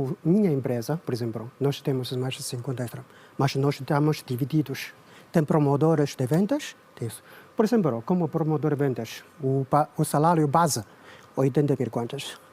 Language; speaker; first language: Portuguese; non-native, learner; Chinese